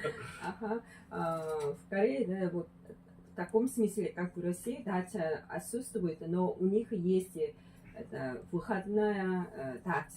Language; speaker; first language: Russian; non-native, fluent; Korean